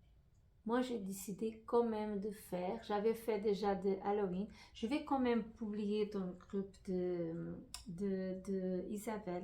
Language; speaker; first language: French; non-native, fluent; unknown